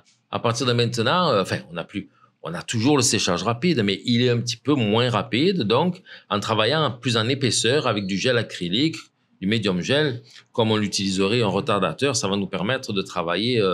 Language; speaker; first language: French; native; French